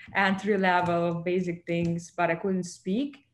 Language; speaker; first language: English; non-native, fluent; Russian